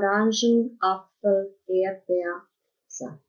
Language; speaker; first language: German; non-native, fluent; Croatian